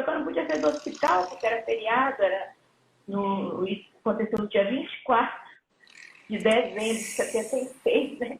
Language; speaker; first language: Portuguese; native; Portuguese